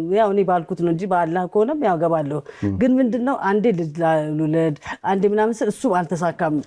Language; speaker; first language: Amharic; native; Amharic